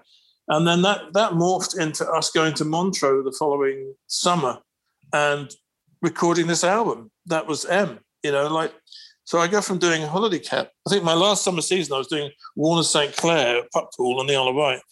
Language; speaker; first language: English; native; English